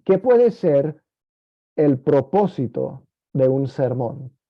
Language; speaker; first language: Spanish; non-native, fluent; English